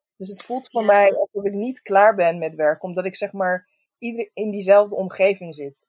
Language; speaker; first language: Dutch; native; Dutch